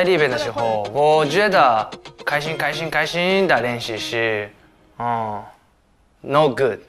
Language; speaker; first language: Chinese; non-native, learner; English